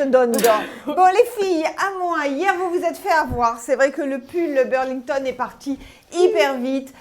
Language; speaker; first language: French; native; French